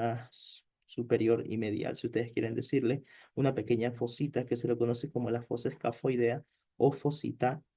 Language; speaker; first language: Spanish; native; Spanish